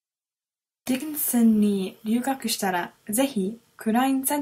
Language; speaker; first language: Japanese; non-native, learner; English